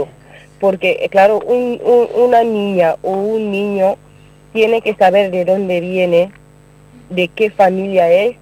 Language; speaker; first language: Spanish; non-native, learner; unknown